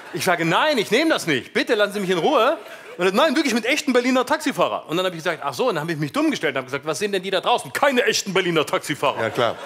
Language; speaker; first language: German; native; German